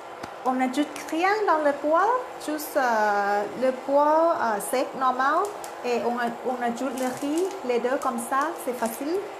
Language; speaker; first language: French; non-native, learner; Thai